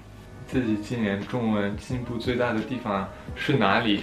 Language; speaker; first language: Chinese; non-native, fluent; French